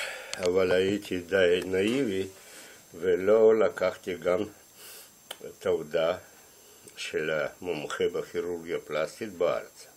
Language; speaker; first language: Hebrew; non-native, fluent; Russian